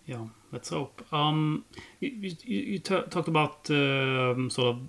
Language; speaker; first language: English; non-native, fluent; Swedish